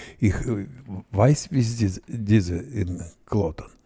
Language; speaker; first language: German; non-native, learner; Russian